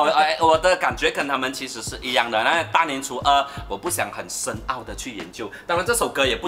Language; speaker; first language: Chinese; native; Chinese